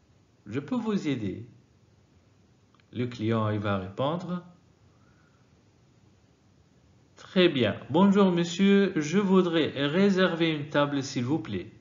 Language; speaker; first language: French; non-native, fluent; Arabic